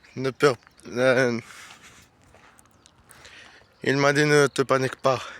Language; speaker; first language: French; non-native, learner; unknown